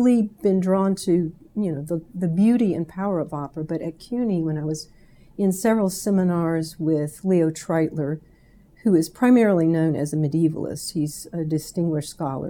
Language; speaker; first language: English; native; English